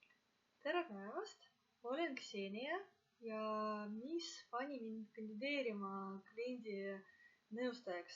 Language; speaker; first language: Estonian; non-native, local second language; Russian